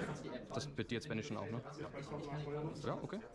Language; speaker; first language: German; native; German